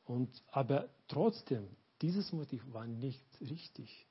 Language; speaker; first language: German; non-native, learner; Lithuanian